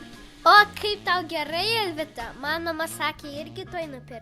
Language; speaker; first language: Lithuanian; early bilingual, heritage; Lithuanian